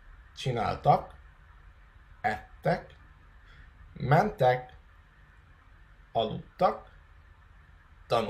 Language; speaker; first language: Hungarian; non-native, fluent; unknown